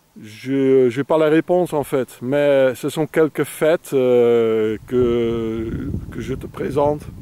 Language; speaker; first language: French; non-native, fluent; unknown